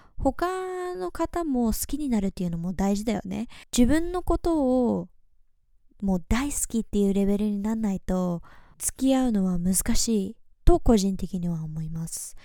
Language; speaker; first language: Japanese; early bilingual, heritage; Japanese